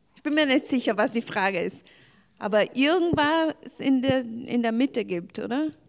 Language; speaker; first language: German; non-native, fluent; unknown